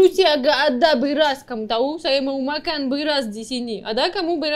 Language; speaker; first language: Indonesian; non-native, learner; Russian